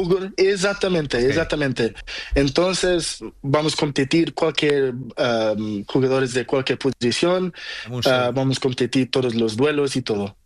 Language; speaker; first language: Spanish; non-native, learner; Portuguese